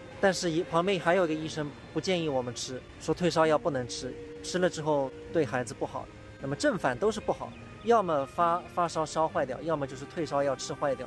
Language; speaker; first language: Chinese; non-native, local second language; Wu Chinese